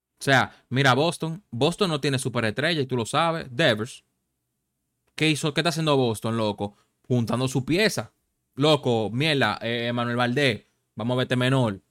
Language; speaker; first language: Spanish; native; Spanish